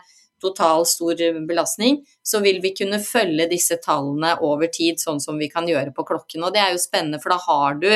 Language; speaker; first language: Norwegian; native; Norwegian